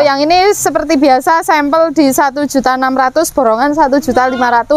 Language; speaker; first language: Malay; non-native, local second language; Javanese